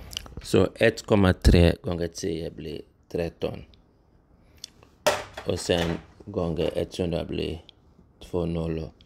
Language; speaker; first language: Swedish; non-native, fluent; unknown